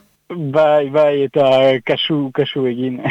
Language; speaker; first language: Basque; non-native, local second language; French